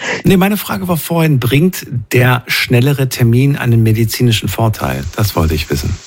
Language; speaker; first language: German; native; German